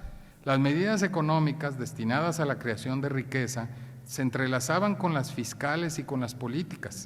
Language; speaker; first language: Spanish; native; Spanish